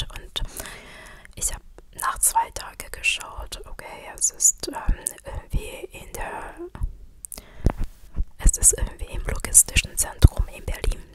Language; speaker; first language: German; non-native, fluent; Chinese